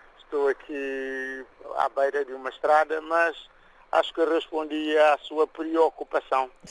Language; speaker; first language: Portuguese; non-native, local second language; Kabuverdianu